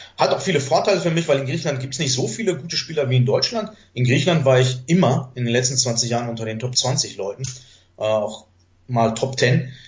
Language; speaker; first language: German; native; German